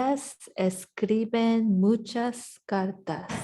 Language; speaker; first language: Spanish; non-native, learner; English